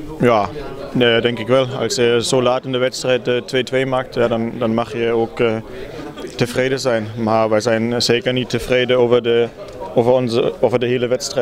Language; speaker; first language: Dutch; non-native, fluent; German